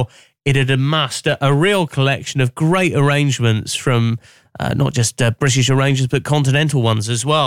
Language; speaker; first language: English; native; English